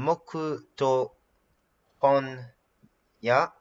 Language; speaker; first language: Japanese; non-native, learner; English